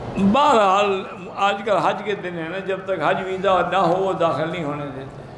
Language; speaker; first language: Urdu; native; Urdu